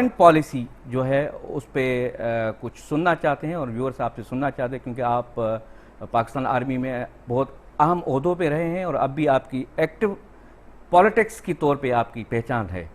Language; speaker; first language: Urdu; non-native, local second language; Sindhi